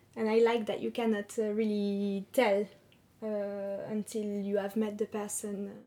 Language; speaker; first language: English; non-native, fluent; French